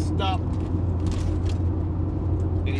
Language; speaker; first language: English; native; English